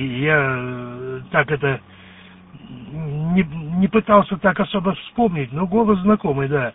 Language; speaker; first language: Russian; native; Russian